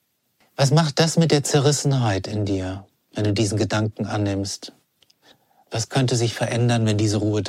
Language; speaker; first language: German; native; German